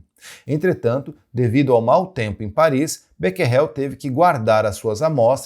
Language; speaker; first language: Portuguese; native; Portuguese